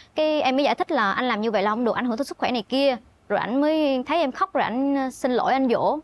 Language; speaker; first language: Vietnamese; native; Vietnamese